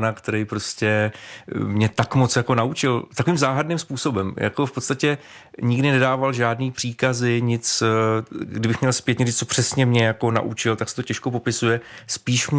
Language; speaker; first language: Czech; native; Czech